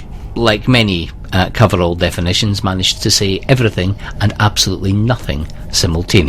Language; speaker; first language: English; native; English